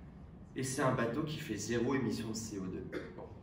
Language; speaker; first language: French; native; French